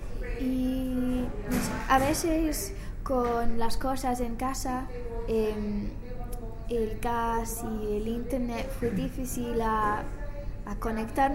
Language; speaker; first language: Spanish; non-native, learner; English